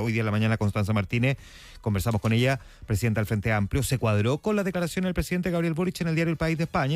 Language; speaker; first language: Spanish; native; Spanish